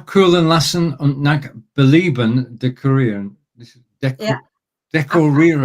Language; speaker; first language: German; non-native, learner; English